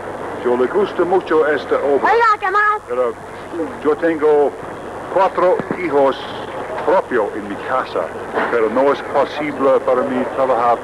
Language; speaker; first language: Spanish; non-native, learner; English